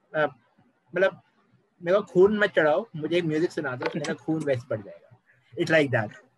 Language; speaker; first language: Hindi; native; Hindi